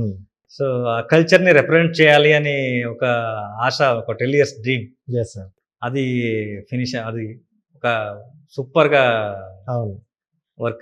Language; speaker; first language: Telugu; non-native, learner; Kannada